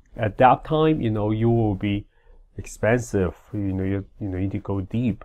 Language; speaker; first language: English; non-native, fluent; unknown